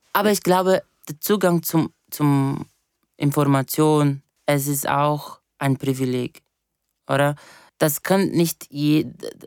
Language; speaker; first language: German; non-native, fluent; Portuguese